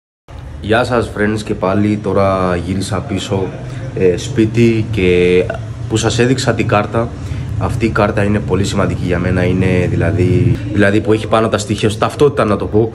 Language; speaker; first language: Greek; early bilingual, other home language; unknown